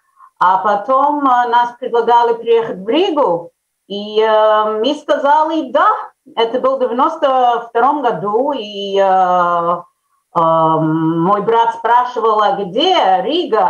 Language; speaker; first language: Russian; early bilingual, heritage; Russian